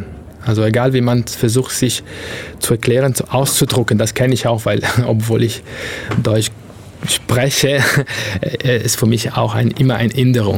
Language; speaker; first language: German; non-native, fluent; Italian